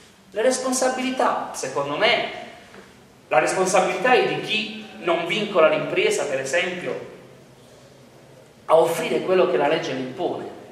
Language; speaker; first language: Italian; native; Italian